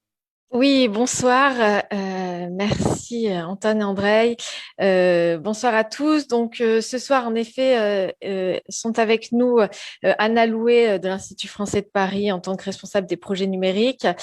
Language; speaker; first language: French; native; French